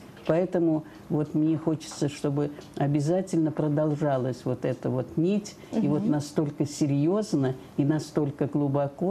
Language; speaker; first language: Russian; native; Russian